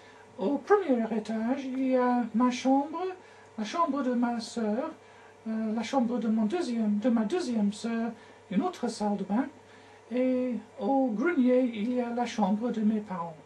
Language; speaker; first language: French; non-native, learner; English